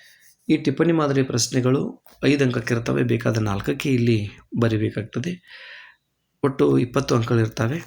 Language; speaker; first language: Kannada; native; Kannada